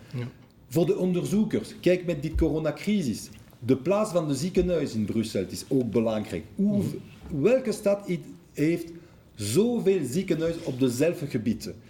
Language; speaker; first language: Dutch; non-native, local second language; French